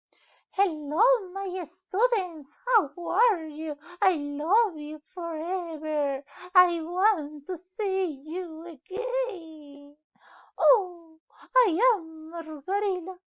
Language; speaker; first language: English; non-native, learner; Spanish